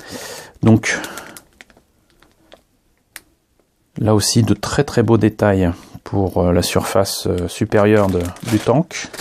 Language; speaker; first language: French; native; French